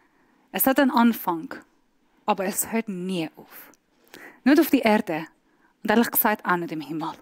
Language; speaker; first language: German; non-native, fluent; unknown